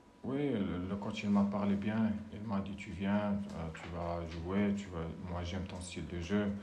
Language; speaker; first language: French; non-native, learner; Arabic